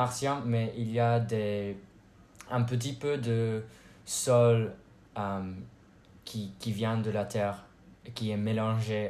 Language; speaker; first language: French; non-native, learner; English